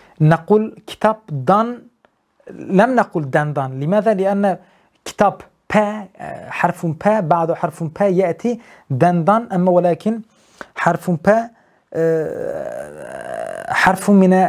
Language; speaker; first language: Arabic; non-native, learner; Turkish